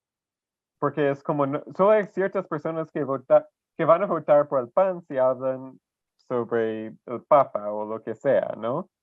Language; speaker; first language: Spanish; non-native, fluent; English